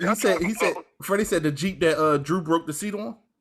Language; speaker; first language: English; native; English